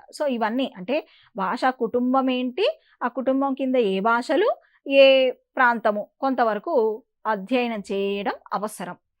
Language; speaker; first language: Telugu; native; Telugu